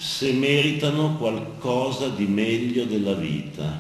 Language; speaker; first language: Italian; native; Italian